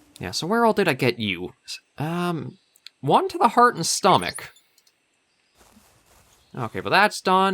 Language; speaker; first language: English; native; English